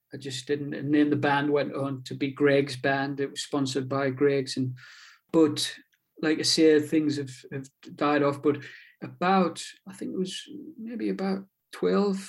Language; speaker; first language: English; native; English